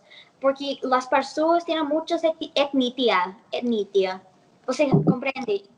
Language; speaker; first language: Portuguese; non-native, learner; English